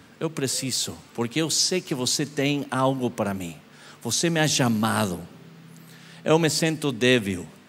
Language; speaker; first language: Portuguese; non-native, learner; English